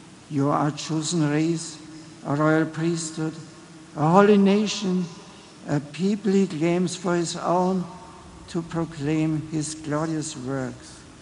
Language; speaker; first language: English; non-native, fluent; German